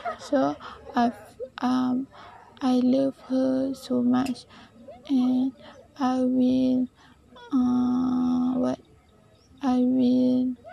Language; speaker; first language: English; non-native, learner; Malay